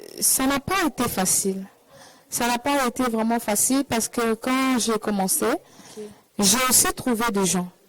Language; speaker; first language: French; non-native, local second language; Lingala